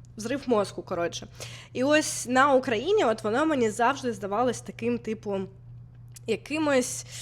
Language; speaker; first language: Ukrainian; non-native, local second language; Russian